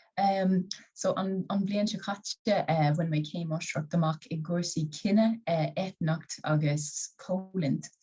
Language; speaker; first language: Irish; native; Irish